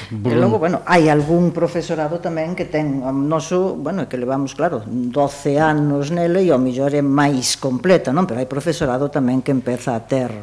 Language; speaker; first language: Galician; early bilingual, heritage; Galician